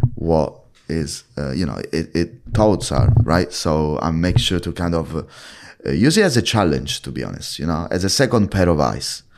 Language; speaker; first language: English; non-native, fluent; Italian